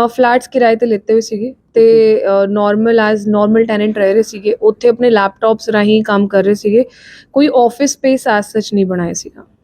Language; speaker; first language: Punjabi; non-native, local second language; Hindi